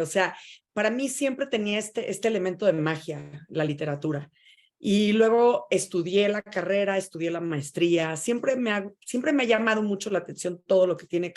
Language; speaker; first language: Spanish; native; Spanish